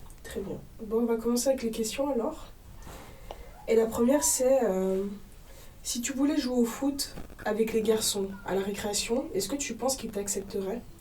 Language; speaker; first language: French; native; French